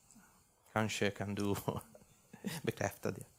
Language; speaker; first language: Swedish; non-native, fluent; Italian